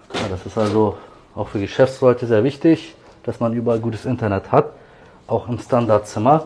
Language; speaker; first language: German; native; German